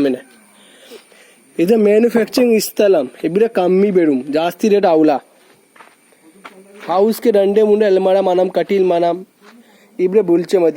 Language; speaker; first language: Malayalam; non-native, learner; Hindi